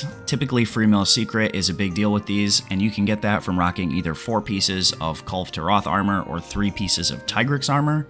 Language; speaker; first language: English; native; English